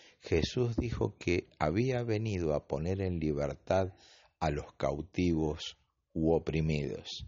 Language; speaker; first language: Spanish; native; Spanish